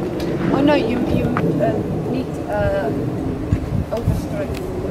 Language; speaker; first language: Dutch; non-native, learner; English